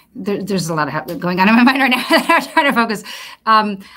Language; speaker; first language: English; early bilingual, other home language; Romanian